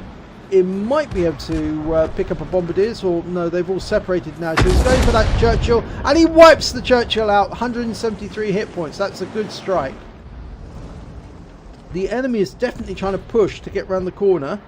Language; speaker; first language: English; native; English